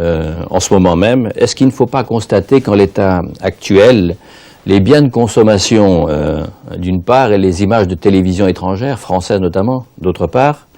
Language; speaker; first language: French; native; French